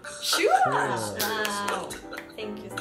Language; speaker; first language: English; non-native, learner; Japanese